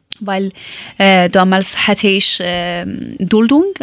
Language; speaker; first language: German; non-native, learner; Persian